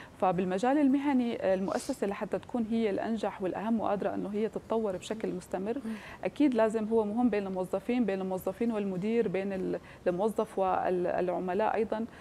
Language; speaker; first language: Arabic; native; Arabic